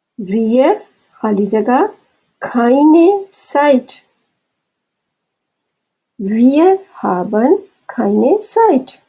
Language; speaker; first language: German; non-native, fluent; Urdu